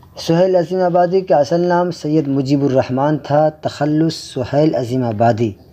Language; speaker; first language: Urdu; native; Urdu